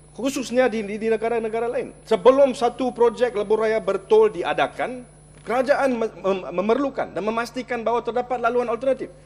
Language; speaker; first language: Malay; non-native, local second language; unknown